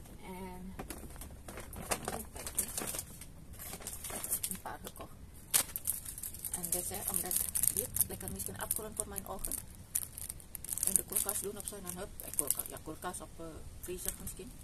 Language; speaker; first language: Dutch; non-native, learner; Indonesian